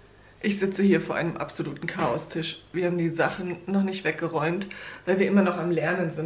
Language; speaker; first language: German; native; German